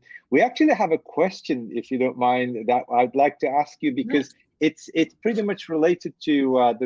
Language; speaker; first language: English; non-native, fluent; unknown